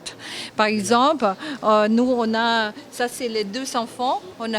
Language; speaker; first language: French; non-native, fluent; Japanese